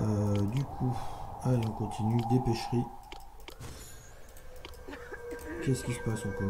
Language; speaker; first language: French; native; French